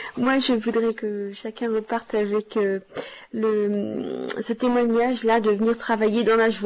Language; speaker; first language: French; native; French